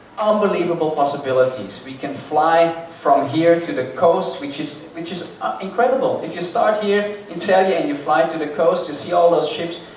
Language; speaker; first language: English; non-native, fluent; Dutch